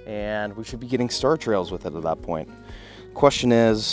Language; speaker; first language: English; native; English